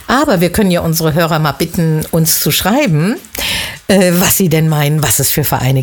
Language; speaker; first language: German; native; German